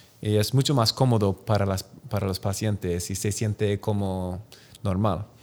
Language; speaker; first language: Spanish; non-native, learner; English